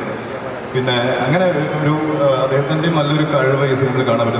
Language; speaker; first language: Malayalam; native; Malayalam